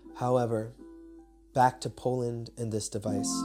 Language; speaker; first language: English; native; English